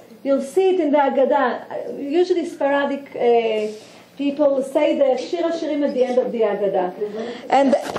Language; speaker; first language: English; non-native, fluent; Hebrew